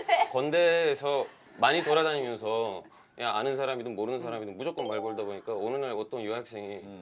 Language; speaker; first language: Korean; non-native, fluent; Turkish